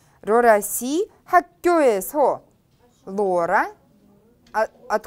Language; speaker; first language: Korean; non-native, fluent; Russian